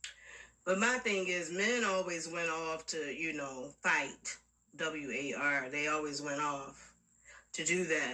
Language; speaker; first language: English; native; English